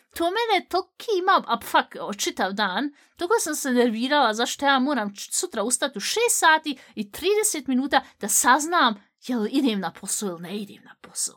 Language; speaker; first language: Bosnian; native; Bosnian